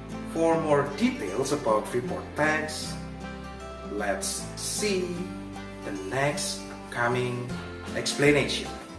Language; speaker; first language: English; non-native, fluent; Indonesian